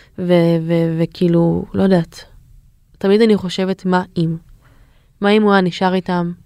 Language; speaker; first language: Hebrew; native; Hebrew